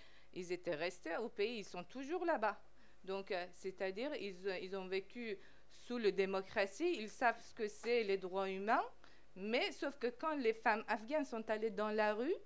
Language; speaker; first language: French; non-native, fluent; Persian